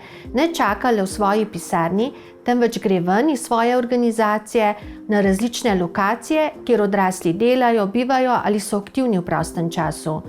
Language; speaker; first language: Slovenian; native; Slovenian